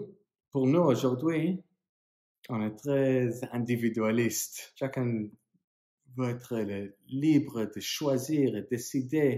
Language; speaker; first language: French; non-native, fluent; English